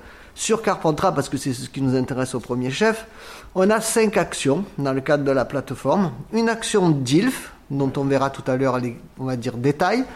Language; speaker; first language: French; native; French